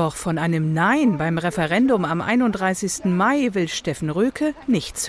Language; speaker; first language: German; native; German